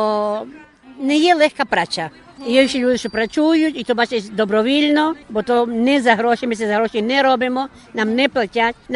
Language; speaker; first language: Ukrainian; early bilingual, heritage; Ukrainian